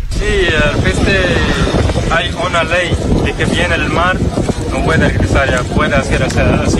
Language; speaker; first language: Spanish; non-native, learner; Arabic